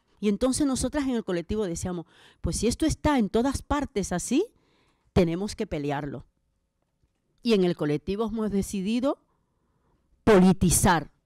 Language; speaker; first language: Spanish; native; Spanish